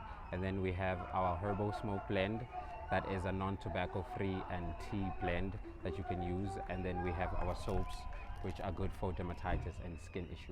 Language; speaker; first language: English; non-native, local second language; Zulu